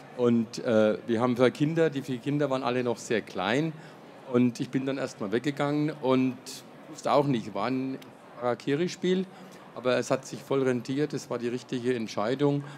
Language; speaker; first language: German; native; German